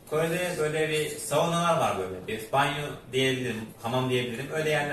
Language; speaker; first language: Turkish; native; Turkish